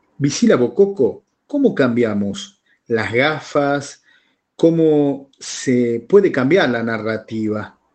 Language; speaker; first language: Spanish; native; Spanish